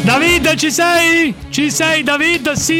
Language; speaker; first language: Italian; native; Italian